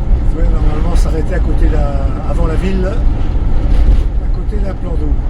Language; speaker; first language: French; native; French